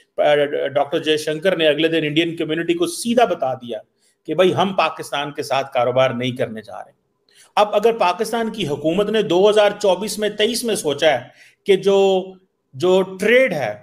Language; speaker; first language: Urdu; native; Urdu